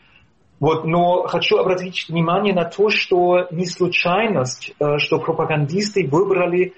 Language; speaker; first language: Russian; non-native, fluent; German